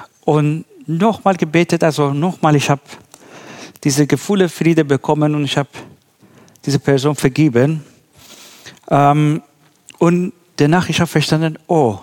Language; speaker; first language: German; non-native, learner; Persian